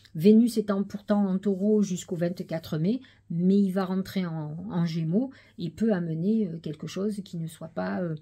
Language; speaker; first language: French; native; French